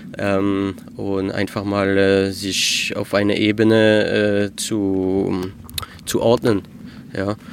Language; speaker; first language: German; early bilingual, heritage; French